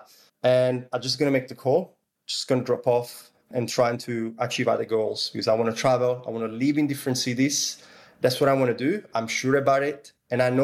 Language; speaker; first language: English; non-native, fluent; Italian